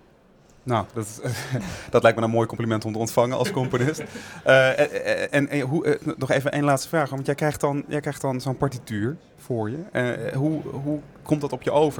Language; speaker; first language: Dutch; native; Dutch